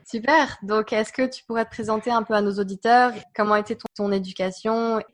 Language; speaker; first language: French; native; French